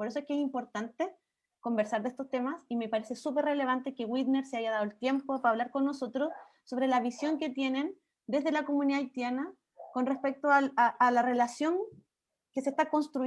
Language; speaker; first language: Spanish; native; Spanish